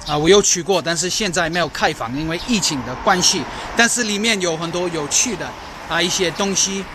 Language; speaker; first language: Chinese; non-native, fluent; English